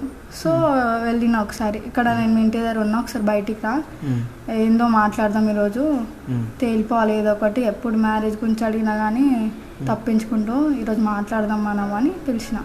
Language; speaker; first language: Telugu; native; Telugu